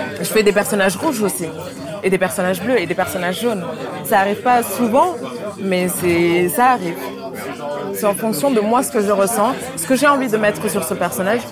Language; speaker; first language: French; early bilingual, other home language; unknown